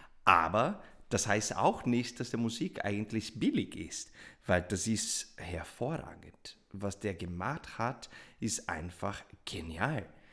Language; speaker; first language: German; non-native, fluent; Portuguese